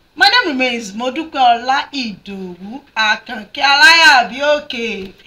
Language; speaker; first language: English; non-native, local second language; Yoruba